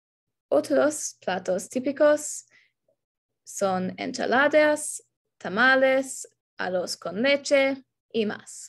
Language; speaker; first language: Spanish; non-native, learner; English